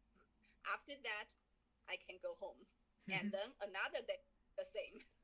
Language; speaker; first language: English; non-native, learner; Chinese